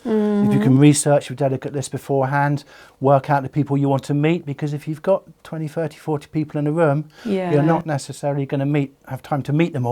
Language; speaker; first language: English; native; English